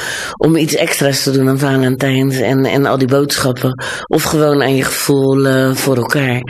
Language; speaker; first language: Dutch; native; Dutch